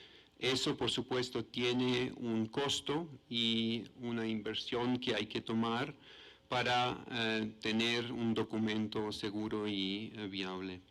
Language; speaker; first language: Spanish; non-native, fluent; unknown